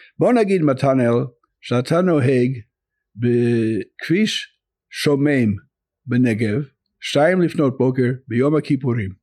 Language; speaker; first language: Hebrew; non-native, fluent; English